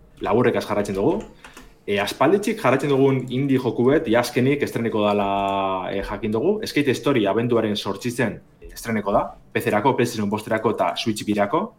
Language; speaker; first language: Basque; native; Basque